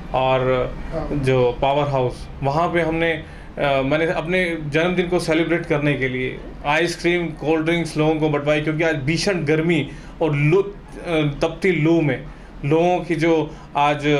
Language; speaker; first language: Hindi; native; Hindi